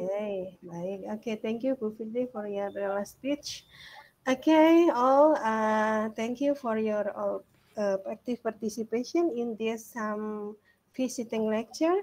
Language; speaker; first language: English; non-native, learner; Indonesian